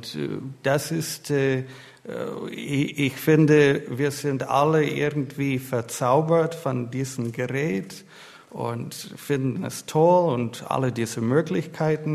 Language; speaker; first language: German; non-native, fluent; English